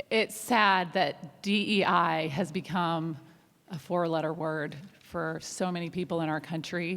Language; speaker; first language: English; non-native, fluent; German